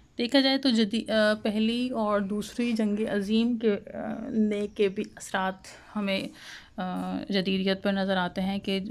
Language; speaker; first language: Urdu; non-native, local second language; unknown